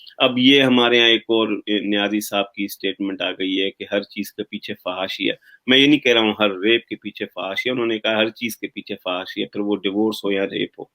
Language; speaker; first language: Urdu; native; Urdu